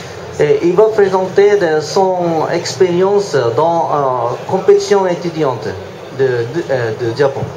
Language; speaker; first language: French; non-native, learner; Japanese